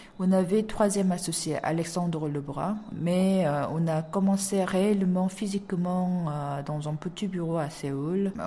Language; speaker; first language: French; non-native, fluent; Korean